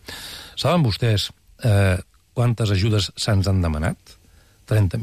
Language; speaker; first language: Catalan; native; Catalan